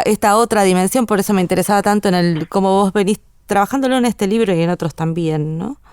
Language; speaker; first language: Spanish; native; Spanish